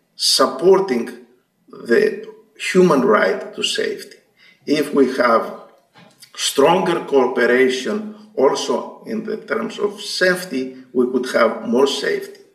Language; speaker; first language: English; non-native, fluent; Greek